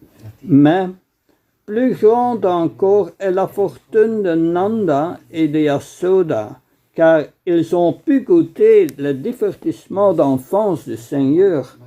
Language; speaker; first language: French; non-native, fluent; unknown